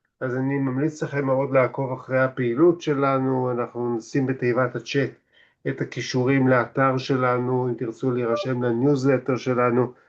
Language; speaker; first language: Hebrew; native; Hebrew